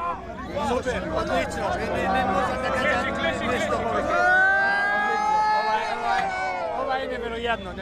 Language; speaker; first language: Macedonian; non-native, learner; Croatian